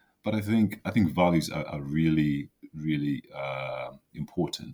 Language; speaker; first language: English; non-native, local second language; Shona